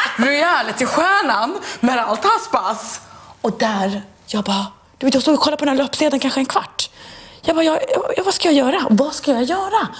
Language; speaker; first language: Swedish; early bilingual, other home language; Turkish